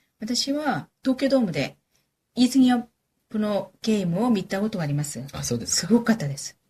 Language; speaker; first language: Japanese; non-native, fluent; Korean